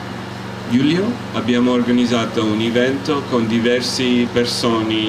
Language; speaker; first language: Italian; non-native, learner; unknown